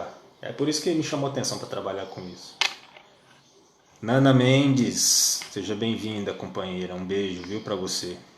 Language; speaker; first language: Portuguese; native; Portuguese